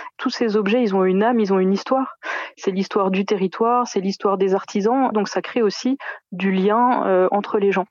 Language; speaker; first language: French; native; French